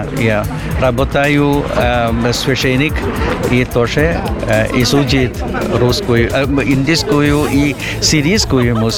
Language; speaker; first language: Russian; non-native, fluent; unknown